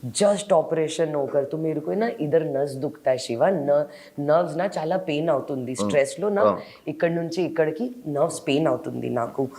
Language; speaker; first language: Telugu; non-native, learner; Hindi